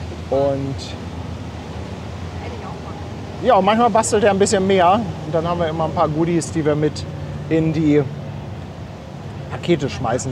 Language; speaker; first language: German; native; German